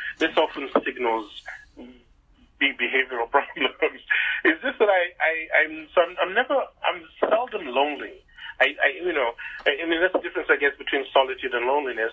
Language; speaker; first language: English; non-native, local second language; Igbo